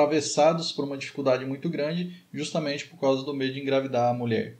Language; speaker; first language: Portuguese; native; Portuguese